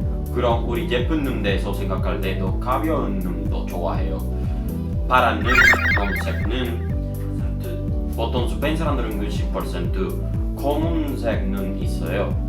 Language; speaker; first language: Korean; non-native, learner; Spanish